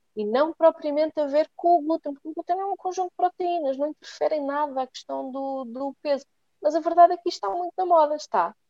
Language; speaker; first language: Portuguese; native; Portuguese